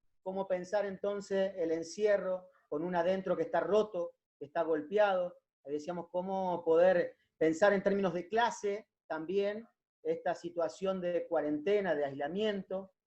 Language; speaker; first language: Spanish; native; Spanish